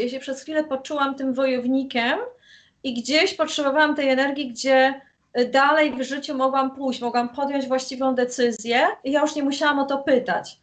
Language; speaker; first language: Polish; native; Polish